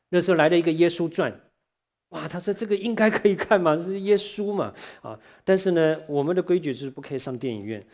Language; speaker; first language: Chinese; native; Chinese